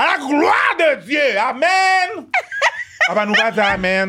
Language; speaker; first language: French; native; French